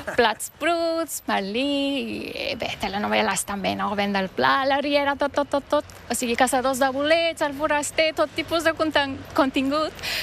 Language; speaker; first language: Catalan; non-native, fluent; Turkish